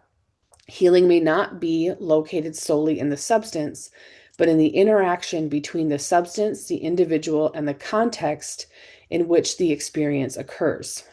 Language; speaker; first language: English; native; English